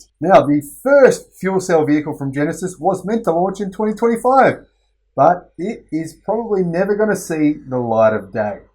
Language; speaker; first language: English; native; English